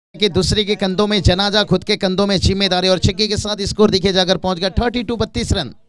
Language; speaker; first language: Hindi; non-native, local second language; Marathi